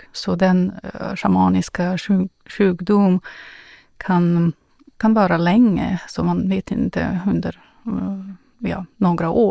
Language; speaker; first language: Swedish; non-native, fluent; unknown